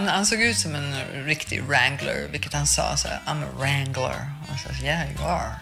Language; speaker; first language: Swedish; native; Swedish